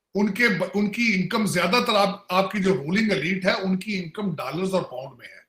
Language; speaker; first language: Urdu; native; Urdu